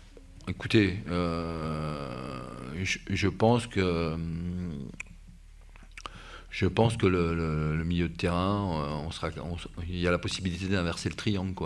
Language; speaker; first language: French; native; French